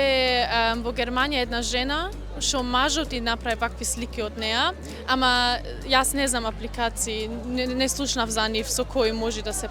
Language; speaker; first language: Macedonian; early bilingual, heritage; Macedonian